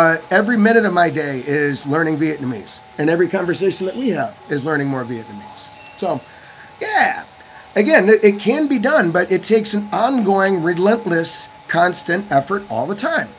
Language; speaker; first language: English; native; English